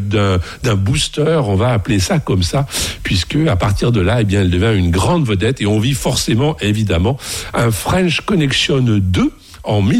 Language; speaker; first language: French; native; French